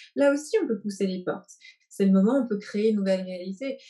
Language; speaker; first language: French; native; French